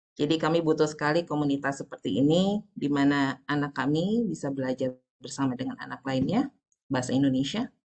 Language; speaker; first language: Indonesian; native; Indonesian